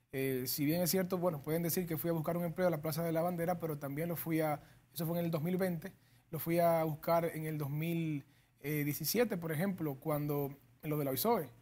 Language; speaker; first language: Spanish; native; Spanish